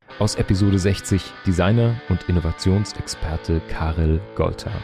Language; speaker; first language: German; native; German